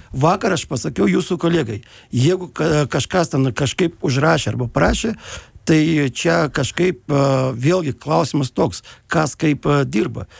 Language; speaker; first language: Lithuanian; non-native, local second language; Russian